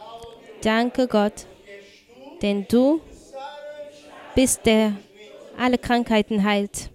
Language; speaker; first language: German; non-native, fluent; Portuguese